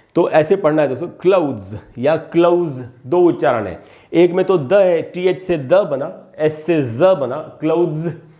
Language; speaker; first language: Hindi; native; Hindi